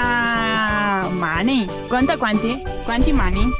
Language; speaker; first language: Italian; non-native, learner; Russian